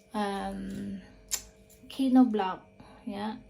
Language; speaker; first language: Filipino; native; Filipino